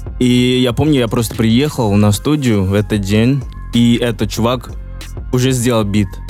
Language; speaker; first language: Russian; non-native, fluent; Yoruba